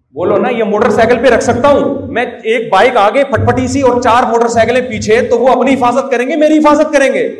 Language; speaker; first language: Urdu; native; Urdu